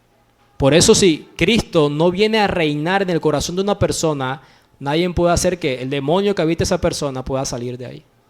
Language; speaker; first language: Spanish; native; Spanish